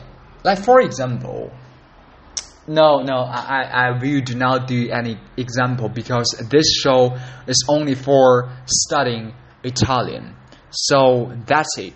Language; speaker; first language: English; non-native, learner; Chinese